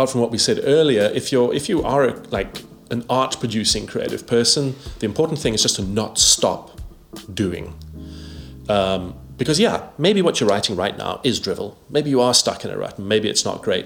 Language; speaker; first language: English; native; English